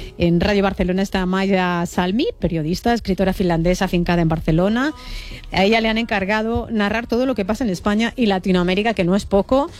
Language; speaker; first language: Spanish; native; Spanish